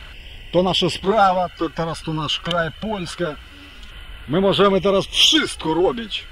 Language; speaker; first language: Polish; non-native, fluent; Ukrainian